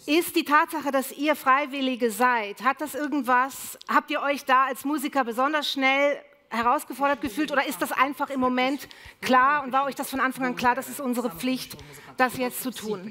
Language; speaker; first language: German; native; German